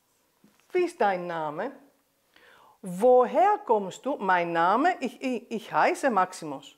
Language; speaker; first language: German; non-native, fluent; Greek